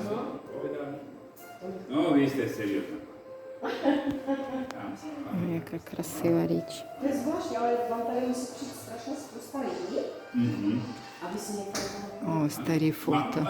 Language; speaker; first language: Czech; non-native, learner; Ukrainian